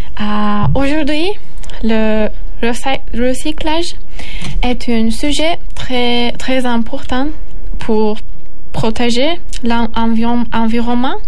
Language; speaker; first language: French; non-native, learner; Turkish